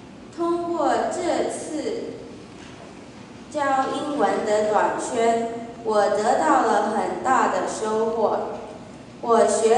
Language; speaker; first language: Chinese; early bilingual, heritage; Chinese